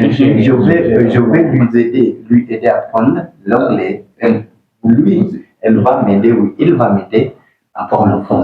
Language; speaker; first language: French; non-native, learner; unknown